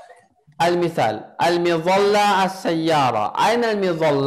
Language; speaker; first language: Arabic; non-native, fluent; Indonesian